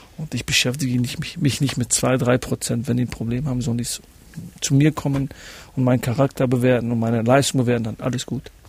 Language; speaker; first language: German; early bilingual, other home language; Kurdish